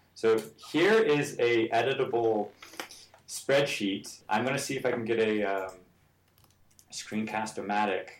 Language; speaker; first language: English; native; English